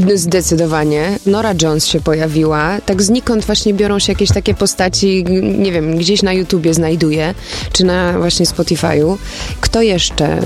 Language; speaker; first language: Polish; early bilingual, heritage; Polish